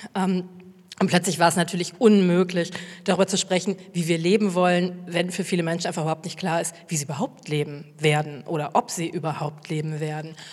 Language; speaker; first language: German; native; German